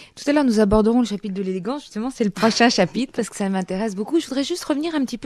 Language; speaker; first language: French; native; French